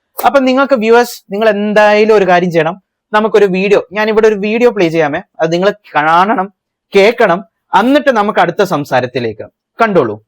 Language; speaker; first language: Malayalam; early bilingual, heritage; Malayalam